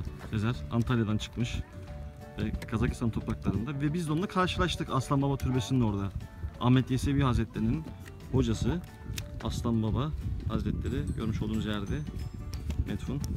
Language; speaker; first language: Turkish; native; Turkish